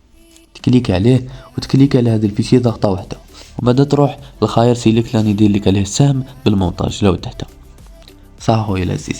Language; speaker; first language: Arabic; native; Arabic